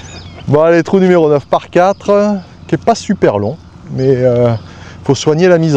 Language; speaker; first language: French; native; French